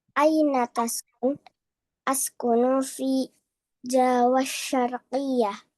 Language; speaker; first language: Arabic; non-native, learner; Indonesian